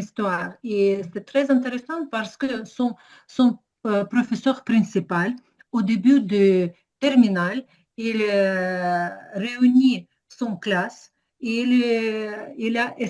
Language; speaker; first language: French; non-native, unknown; Ukrainian